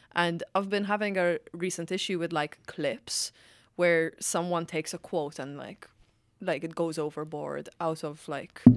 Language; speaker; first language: English; non-native, fluent; Maltese